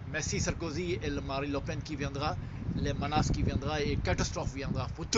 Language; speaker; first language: French; non-native, fluent; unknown